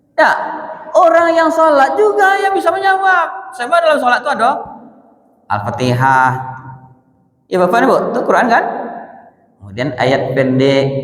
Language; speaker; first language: Malay; non-native, local second language; Minangkabau